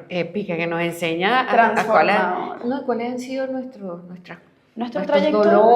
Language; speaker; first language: Spanish; native; Spanish